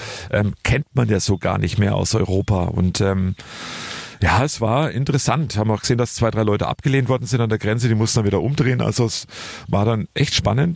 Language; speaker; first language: German; native; German